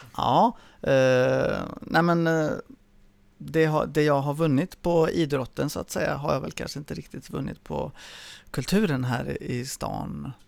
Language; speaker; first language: Swedish; early bilingual, other home language; Spanish